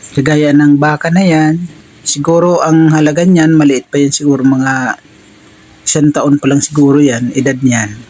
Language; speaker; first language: Filipino; non-native, local second language; Bikol